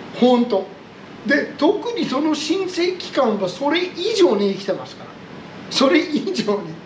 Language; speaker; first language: Japanese; non-native, fluent; Persian